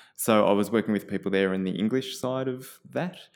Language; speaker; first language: English; native; English